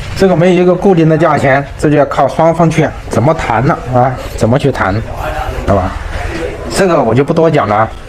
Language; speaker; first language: Chinese; native; Chinese